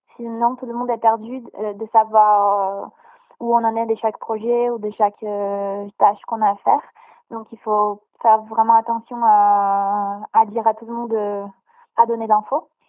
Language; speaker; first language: French; non-native, fluent; Portuguese